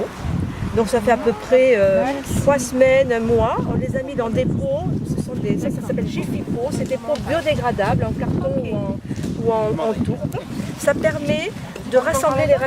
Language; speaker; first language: French; native; French